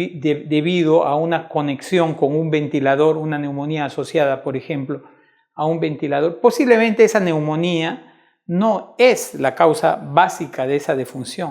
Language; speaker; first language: Spanish; native; Spanish